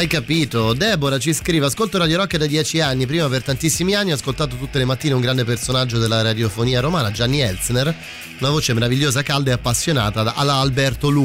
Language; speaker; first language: Italian; native; Italian